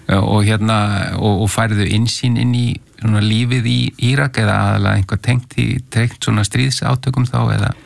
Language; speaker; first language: Icelandic; native; Icelandic